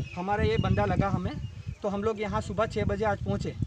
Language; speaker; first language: Hindi; non-native, local second language; Gujarati